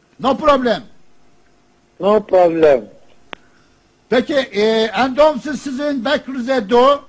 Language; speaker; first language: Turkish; non-native, learner; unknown